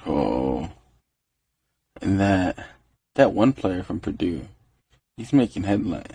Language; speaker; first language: English; native; English